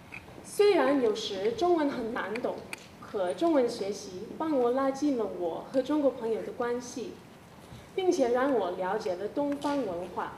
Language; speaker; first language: Chinese; non-native, learner; English